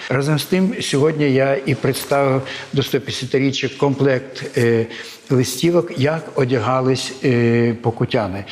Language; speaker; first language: Ukrainian; native; Ukrainian